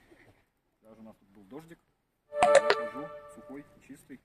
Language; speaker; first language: Russian; native; Russian